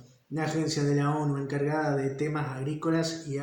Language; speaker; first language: Spanish; native; Spanish